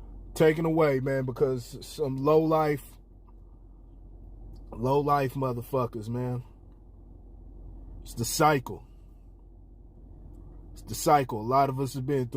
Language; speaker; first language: English; native; English